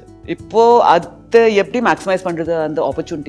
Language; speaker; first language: Tamil; early bilingual, heritage; Tamil